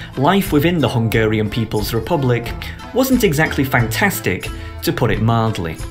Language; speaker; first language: English; native; English